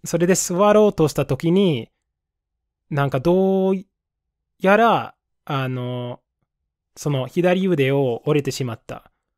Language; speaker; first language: Japanese; non-native, fluent; English